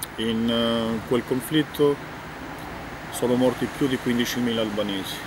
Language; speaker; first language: Italian; non-native, fluent; Albanian